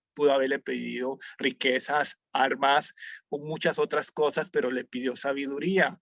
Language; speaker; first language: Spanish; native; Spanish